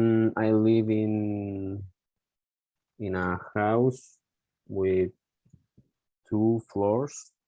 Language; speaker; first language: English; non-native, learner; Spanish